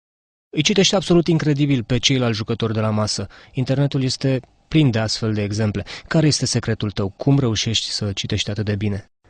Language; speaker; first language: Romanian; native; Romanian